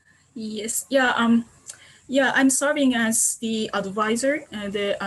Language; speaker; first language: English; non-native, fluent; Japanese